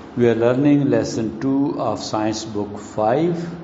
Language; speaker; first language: English; non-native, local second language; Urdu